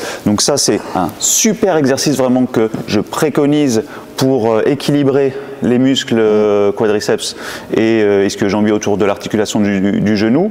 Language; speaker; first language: French; native; French